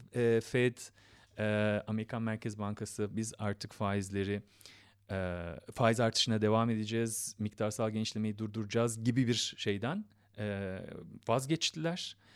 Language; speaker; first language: Turkish; native; Turkish